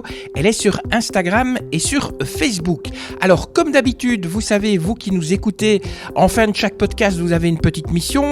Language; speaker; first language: French; native; French